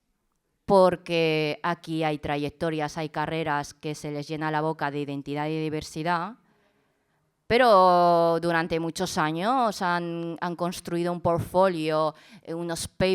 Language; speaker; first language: Spanish; early bilingual, other home language; Chinese